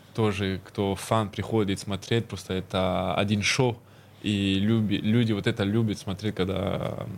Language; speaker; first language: Russian; early bilingual, heritage; Russian